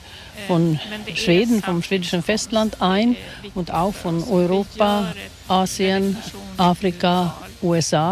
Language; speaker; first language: German; non-native, fluent; Swedish